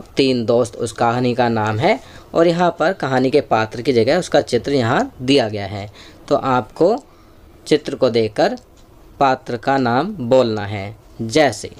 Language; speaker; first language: Hindi; native; Hindi